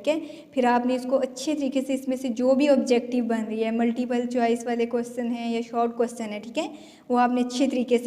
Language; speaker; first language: Urdu; native; Urdu